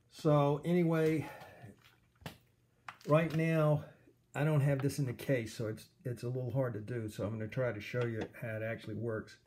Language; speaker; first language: English; native; English